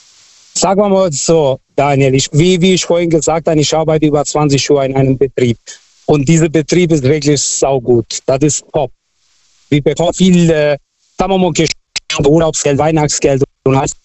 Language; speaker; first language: German; non-native, fluent; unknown